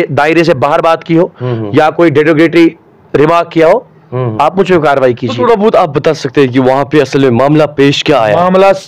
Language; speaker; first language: Urdu; non-native, local second language; Kashmiri